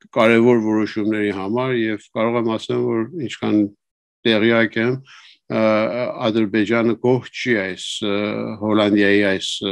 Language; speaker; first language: Armenian; native; Armenian